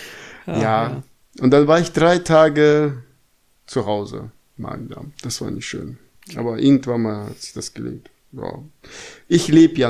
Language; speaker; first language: German; non-native, fluent; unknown